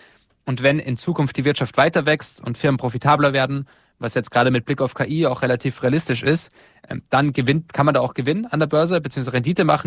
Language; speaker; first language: German; native; German